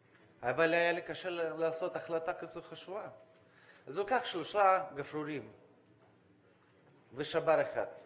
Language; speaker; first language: Hebrew; non-native, fluent; Russian